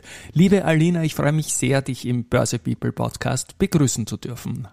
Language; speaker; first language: German; native; German